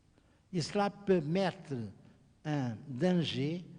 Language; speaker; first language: French; non-native, fluent; Portuguese